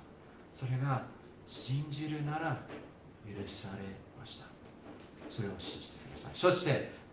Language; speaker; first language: Japanese; non-native, fluent; English